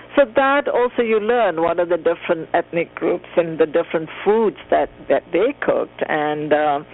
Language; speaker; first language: English; non-native, local second language; Tamil